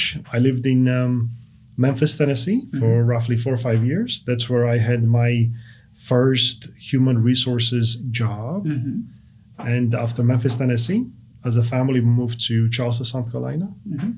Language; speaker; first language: English; non-native, fluent; Romanian